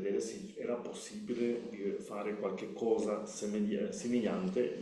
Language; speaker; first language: Italian; non-native, learner; Spanish